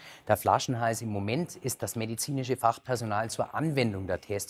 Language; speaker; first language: German; native; German